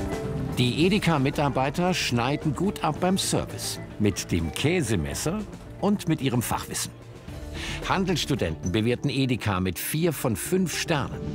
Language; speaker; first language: German; native; German